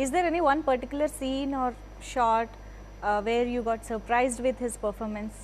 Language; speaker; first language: Telugu; native; Telugu